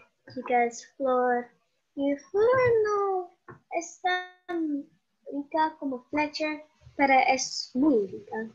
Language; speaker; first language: Spanish; non-native, learner; English